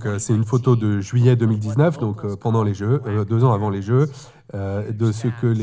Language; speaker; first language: French; native; French